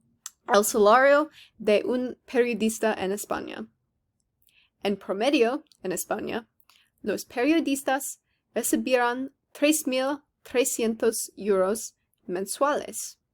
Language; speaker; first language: Spanish; non-native, learner; English